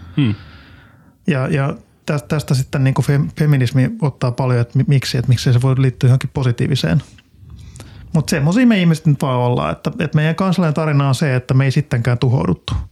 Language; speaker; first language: Finnish; native; Finnish